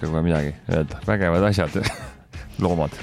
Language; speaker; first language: Estonian; native; Estonian